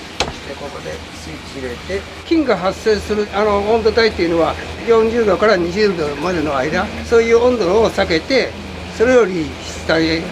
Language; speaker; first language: Japanese; native; Japanese